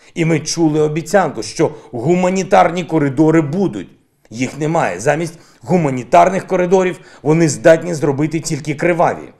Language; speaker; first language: Ukrainian; non-native, local second language; Russian